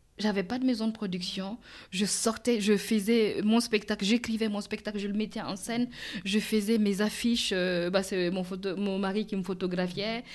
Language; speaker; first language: French; non-native, local second language; Mossi